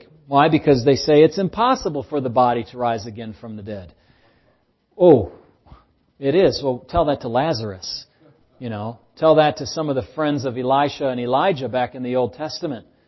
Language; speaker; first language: English; native; English